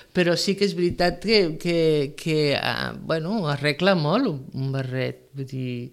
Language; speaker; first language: Catalan; non-native, local second language; Spanish